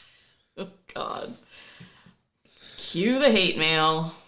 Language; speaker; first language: English; native; English